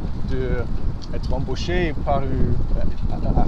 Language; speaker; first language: French; early bilingual, heritage; English